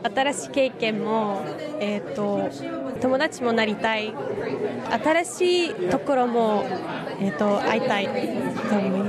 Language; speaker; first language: Japanese; non-native, learner; English